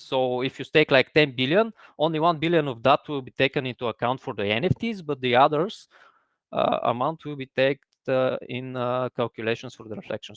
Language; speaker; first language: English; non-native, fluent; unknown